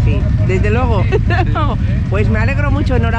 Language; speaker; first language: Spanish; native; Spanish